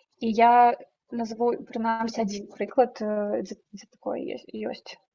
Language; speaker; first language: Belarusian; non-native, local second language; Russian